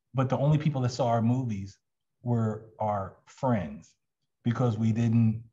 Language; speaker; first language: English; native; English